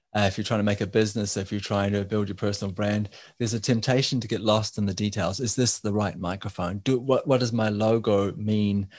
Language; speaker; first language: English; native; English